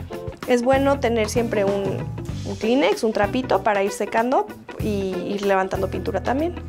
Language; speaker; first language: Spanish; native; Spanish